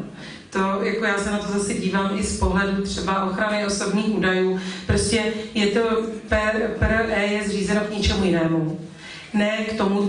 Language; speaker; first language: Czech; native; Czech